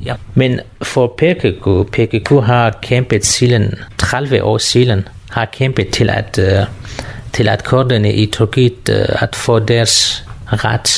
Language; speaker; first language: Danish; non-native, learner; Kurdish